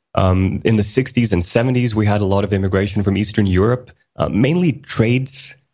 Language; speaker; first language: English; early bilingual, other home language; Swedish